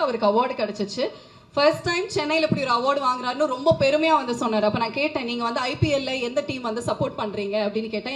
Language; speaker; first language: Tamil; native; Tamil